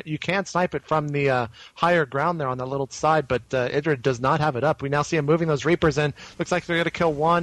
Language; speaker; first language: English; native; English